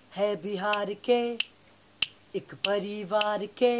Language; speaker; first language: Hindi; native; Hindi